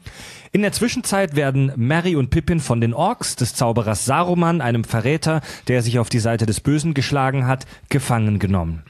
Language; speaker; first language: German; native; German